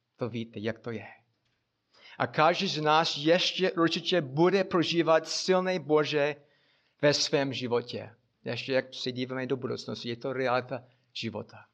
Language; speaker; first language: Czech; non-native, fluent; English